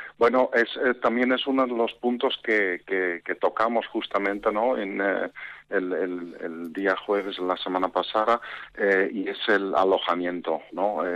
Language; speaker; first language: Spanish; non-native, fluent; Dutch